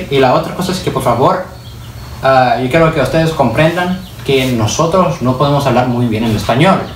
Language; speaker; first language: Spanish; early bilingual, heritage; Spanish